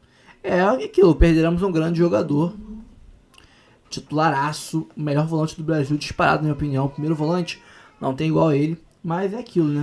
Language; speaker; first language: Portuguese; native; Portuguese